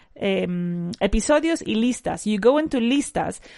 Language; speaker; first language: English; non-native, fluent; Spanish